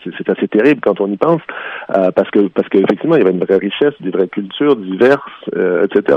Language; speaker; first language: French; native; French